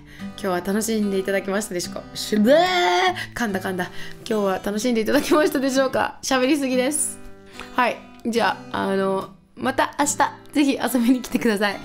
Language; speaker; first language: Japanese; early bilingual, heritage; Japanese